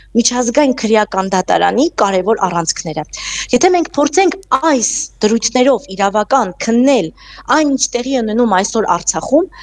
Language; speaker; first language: Armenian; native; Armenian